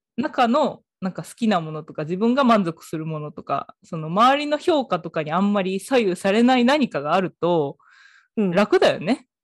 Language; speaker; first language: Japanese; native; Japanese